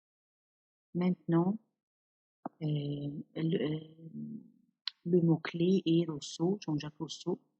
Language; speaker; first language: French; non-native, fluent; Arabic